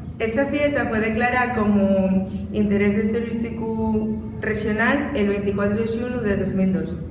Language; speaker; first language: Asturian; non-native, local second language; Spanish